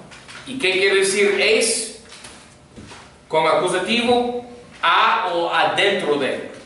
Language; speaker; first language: Spanish; non-native, fluent; English